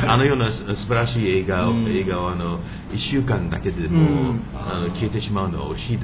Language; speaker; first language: Japanese; early bilingual, heritage; English